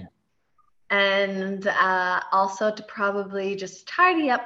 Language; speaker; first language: English; native; English